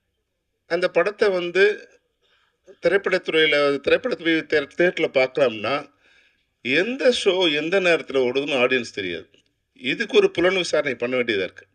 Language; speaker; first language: Tamil; native; Tamil